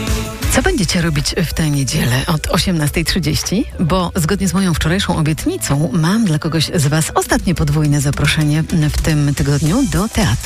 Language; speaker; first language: Polish; native; Polish